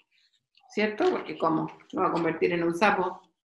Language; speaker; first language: Spanish; native; Spanish